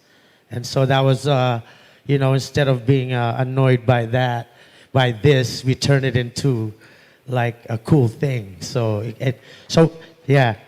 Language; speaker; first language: English; non-native, local second language; Pampanga